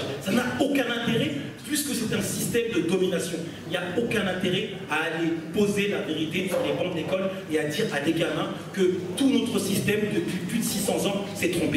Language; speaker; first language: French; native; French